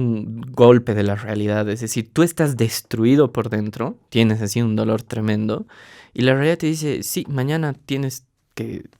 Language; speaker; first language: Spanish; native; Spanish